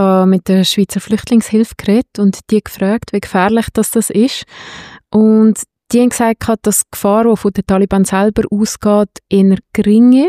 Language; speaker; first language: German; native; German